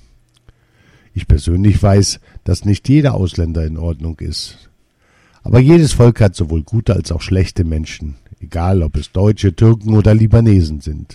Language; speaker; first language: German; early bilingual, other home language; Arabic